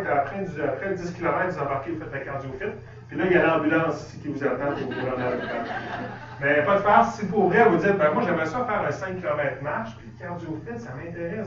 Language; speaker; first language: French; native; French